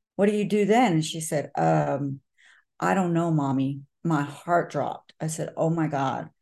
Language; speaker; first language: English; native; English